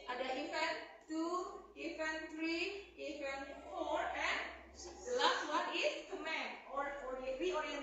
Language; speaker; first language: English; non-native, learner; Indonesian